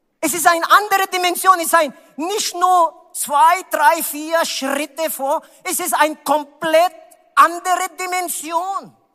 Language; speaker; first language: German; non-native, learner; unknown